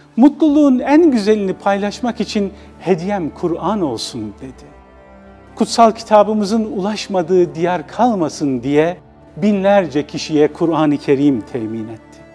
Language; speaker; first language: Turkish; native; Turkish